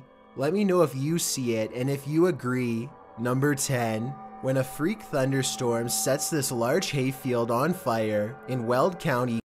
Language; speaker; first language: English; native; English